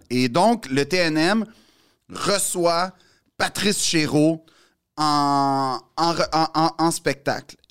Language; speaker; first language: French; native; French